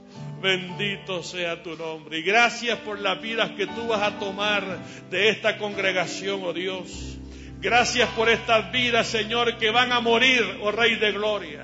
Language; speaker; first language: Spanish; native; Spanish